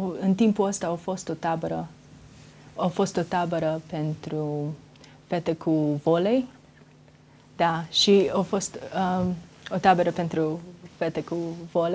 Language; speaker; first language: Romanian; early bilingual, heritage; Romanian